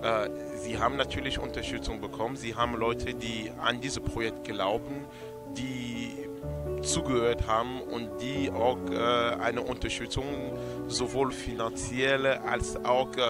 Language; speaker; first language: German; non-native, learner; French